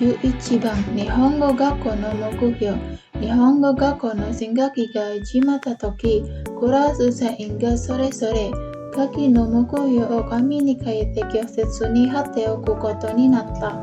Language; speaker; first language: Japanese; non-native, learner; Indonesian